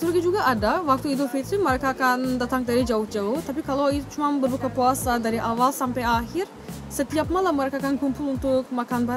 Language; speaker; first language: Indonesian; non-native, fluent; Turkish